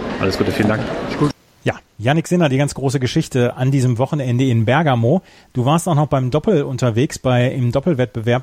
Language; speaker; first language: German; native; German